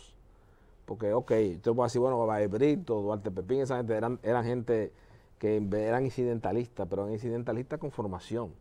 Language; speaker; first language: Spanish; native; Spanish